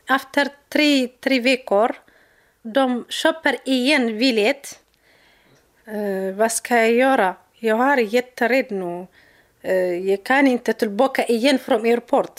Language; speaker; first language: Swedish; non-native, learner; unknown